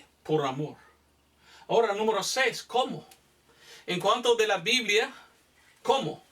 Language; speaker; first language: Spanish; non-native, fluent; English